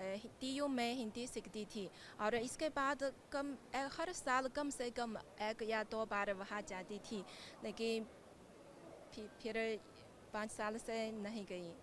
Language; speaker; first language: Hindi; non-native, fluent; Chinese